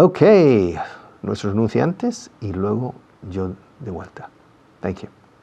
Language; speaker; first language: Spanish; non-native, fluent; English